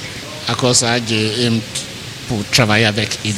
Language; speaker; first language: French; non-native, learner; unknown